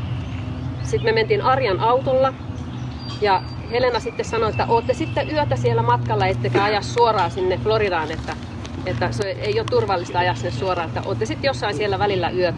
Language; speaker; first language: Finnish; native; Finnish